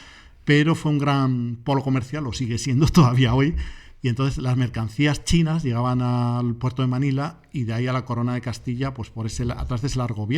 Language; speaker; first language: Spanish; native; Spanish